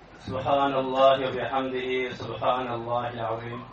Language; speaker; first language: Urdu; non-native, learner; Persian